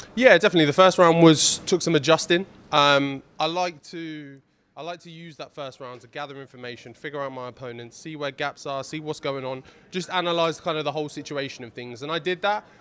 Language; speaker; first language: English; native; English